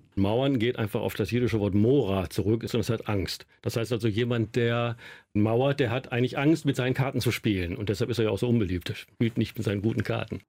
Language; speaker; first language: German; native; German